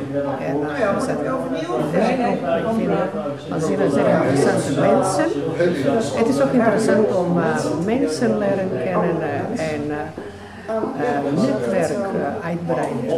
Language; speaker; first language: Dutch; non-native, fluent; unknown